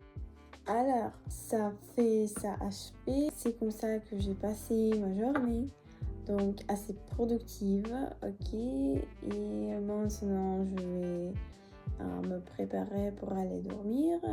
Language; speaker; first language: French; non-native, learner; Russian